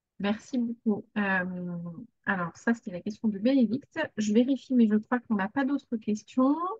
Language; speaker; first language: French; native; French